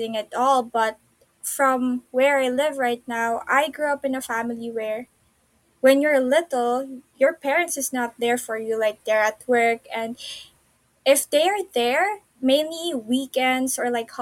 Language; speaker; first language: English; non-native, local second language; Filipino